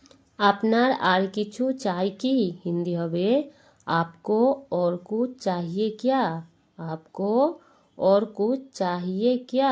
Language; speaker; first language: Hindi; non-native, fluent; Bangla